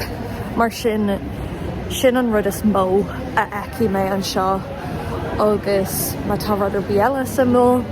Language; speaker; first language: Irish; non-native, local second language; English